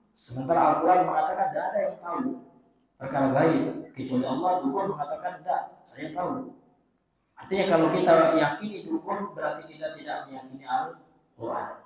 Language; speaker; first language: Indonesian; non-native, local second language; Minangkabau